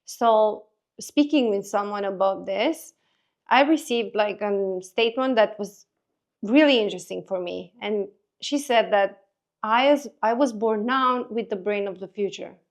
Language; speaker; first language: English; non-native, fluent; Romanian